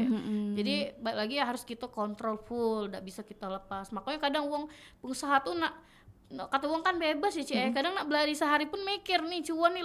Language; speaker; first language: Indonesian; native; Indonesian